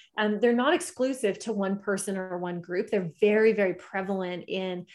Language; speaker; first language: English; native; English